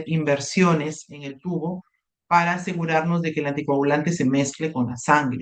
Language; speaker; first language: Spanish; native; Spanish